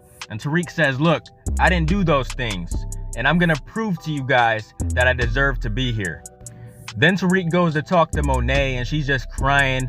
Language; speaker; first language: English; native; English